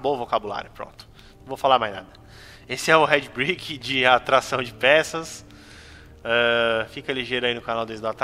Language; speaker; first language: Portuguese; native; Portuguese